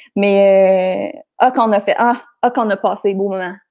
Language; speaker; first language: French; native; French